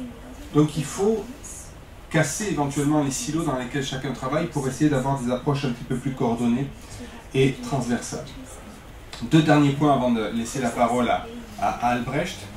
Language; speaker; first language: French; native; French